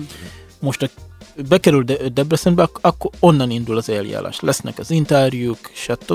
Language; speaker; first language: Hungarian; non-native, fluent; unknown